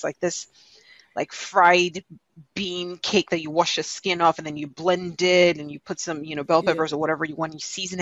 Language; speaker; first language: English; non-native, local second language; Igbo